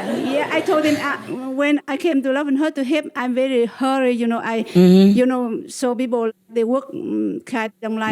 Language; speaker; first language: English; non-native, learner; Vietnamese